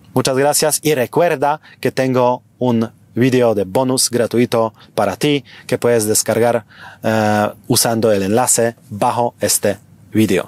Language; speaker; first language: Spanish; non-native, fluent; Polish